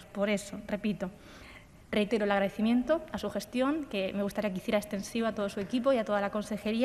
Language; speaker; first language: Spanish; native; Spanish